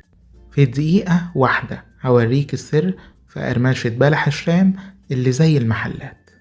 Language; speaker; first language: Arabic; native; Arabic